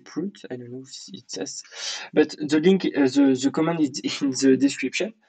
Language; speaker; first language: English; non-native, learner; French